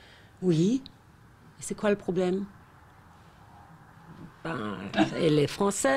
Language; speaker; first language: French; non-native, fluent; Danish